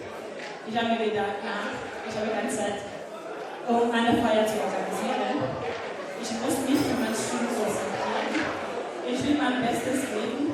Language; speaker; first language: German; non-native, learner; French